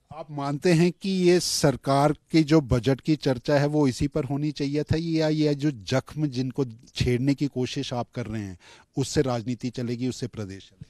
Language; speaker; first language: Hindi; native; Hindi